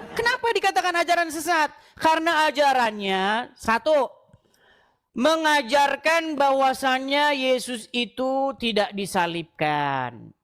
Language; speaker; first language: Indonesian; native; Indonesian